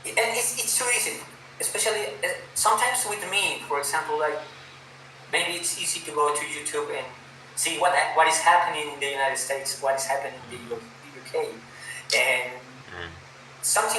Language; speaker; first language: English; non-native, fluent; Spanish